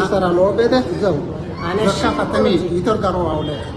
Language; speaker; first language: Hebrew; non-native, learner; Tigrinya